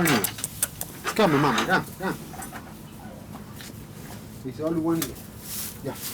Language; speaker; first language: English; non-native, learner; Italian